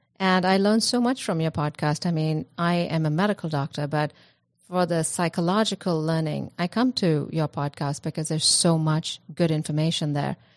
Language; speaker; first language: English; non-native, local second language; Punjabi